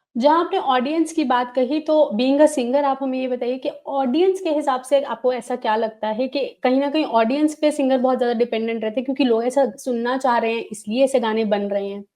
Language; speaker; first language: Hindi; native; Hindi